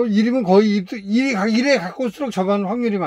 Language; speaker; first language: Korean; native; Korean